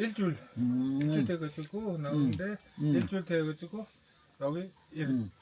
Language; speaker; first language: Korean; non-native, learner; Mongolian